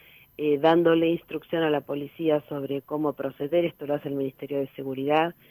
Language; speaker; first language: Spanish; native; Spanish